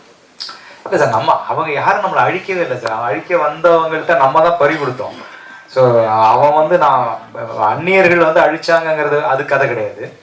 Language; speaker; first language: Tamil; native; Tamil